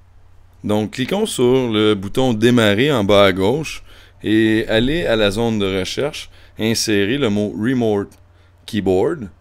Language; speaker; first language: French; native; French